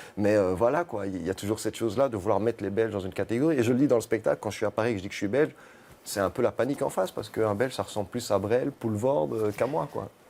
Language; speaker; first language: French; early bilingual, other home language; Arabic